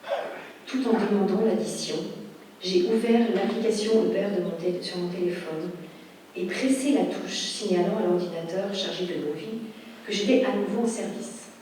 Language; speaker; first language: French; native; French